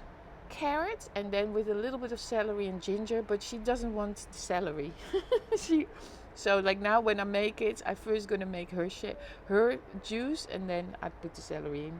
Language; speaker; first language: English; non-native, fluent; Dutch